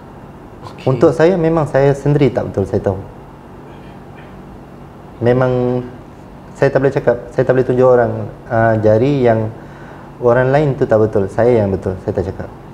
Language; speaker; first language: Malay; non-native, local second language; Tamil